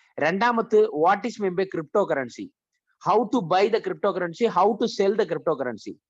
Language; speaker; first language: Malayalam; early bilingual, heritage; Malayalam